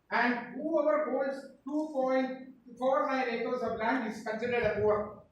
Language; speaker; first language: English; non-native, local second language; Malayalam